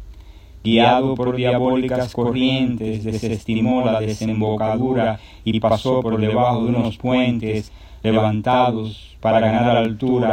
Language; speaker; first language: Spanish; native; Spanish